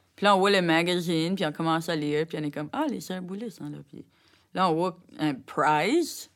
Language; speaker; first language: French; native; French